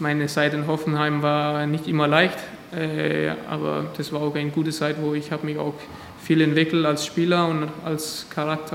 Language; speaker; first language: German; non-native, fluent; Danish